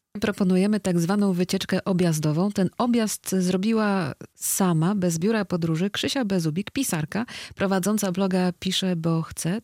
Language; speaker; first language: Polish; native; Polish